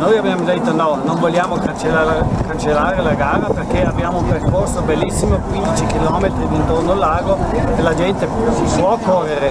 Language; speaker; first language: Italian; non-native, local second language; German